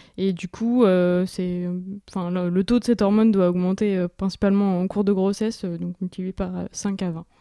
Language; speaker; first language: French; native; French